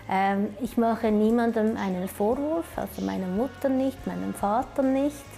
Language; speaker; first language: German; early bilingual, other home language; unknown